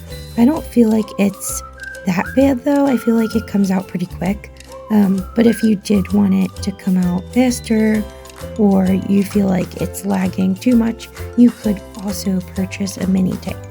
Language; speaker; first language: English; native; English